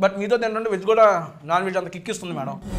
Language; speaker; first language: Telugu; native; Telugu